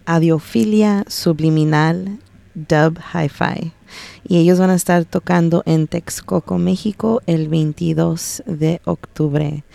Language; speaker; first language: Spanish; early bilingual, heritage; Spanish